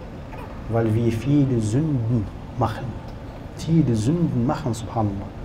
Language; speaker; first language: German; non-native, learner; Arabic